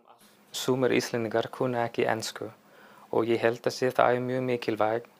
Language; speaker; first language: Icelandic; non-native, fluent; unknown